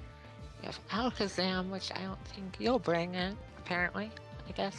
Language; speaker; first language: English; native; English